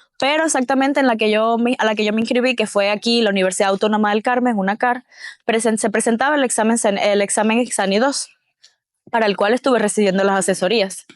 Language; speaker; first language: Spanish; native; Spanish